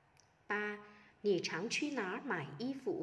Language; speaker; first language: Chinese; non-native, fluent; Vietnamese